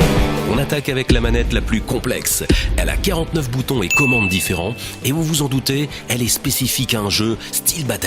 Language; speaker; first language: French; native; French